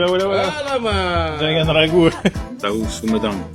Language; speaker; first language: Indonesian; non-native, learner; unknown